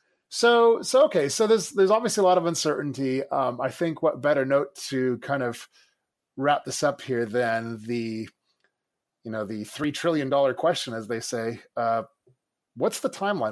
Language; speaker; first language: English; native; English